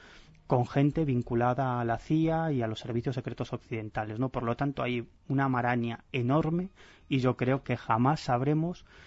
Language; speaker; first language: Spanish; native; Spanish